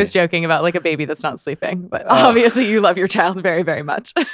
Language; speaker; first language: English; native; English